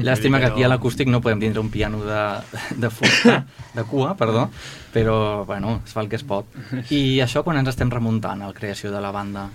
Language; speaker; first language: Catalan; native; Catalan